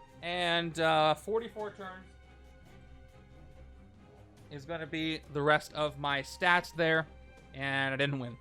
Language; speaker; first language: English; native; English